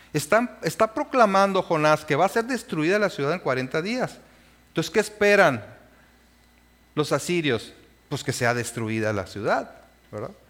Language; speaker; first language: Spanish; native; Spanish